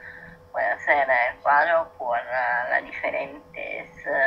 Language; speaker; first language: Spanish; non-native, learner; Italian